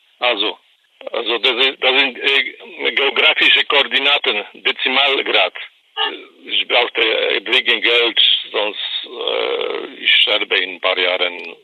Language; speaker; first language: German; non-native, learner; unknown